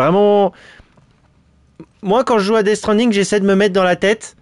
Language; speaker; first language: French; native; French